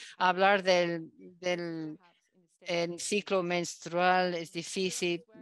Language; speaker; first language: Spanish; non-native, learner; Dutch